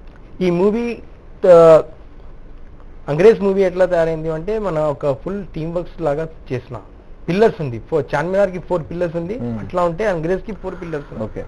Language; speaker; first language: Telugu; non-native, local second language; Urdu